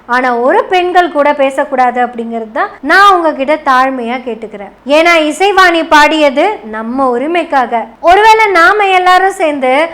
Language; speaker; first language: Tamil; non-native, local second language; Malayalam